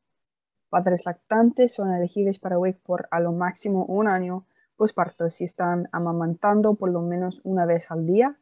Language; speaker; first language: Spanish; non-native, fluent; English